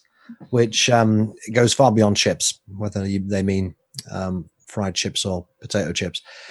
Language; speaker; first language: English; native; English